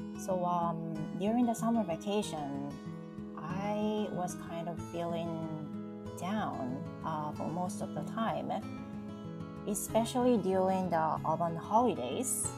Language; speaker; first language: English; non-native, fluent; Japanese